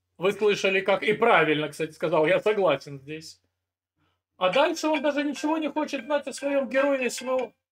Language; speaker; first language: Russian; native; Russian